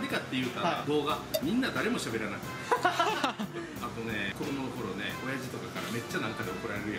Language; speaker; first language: Japanese; native; Japanese